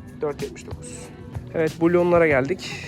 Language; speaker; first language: Turkish; native; Turkish